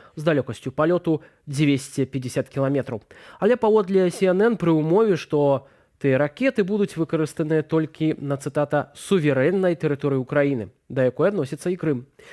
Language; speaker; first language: Belarusian; native; Belarusian